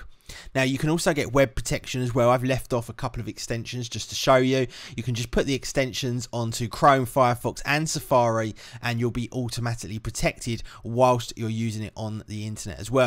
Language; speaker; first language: English; native; English